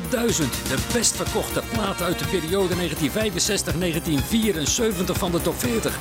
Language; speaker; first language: Dutch; native; Dutch